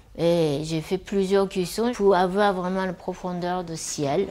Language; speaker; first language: French; non-native, fluent; Japanese